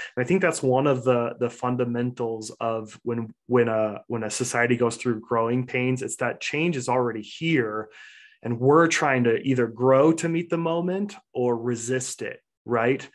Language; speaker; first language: English; native; English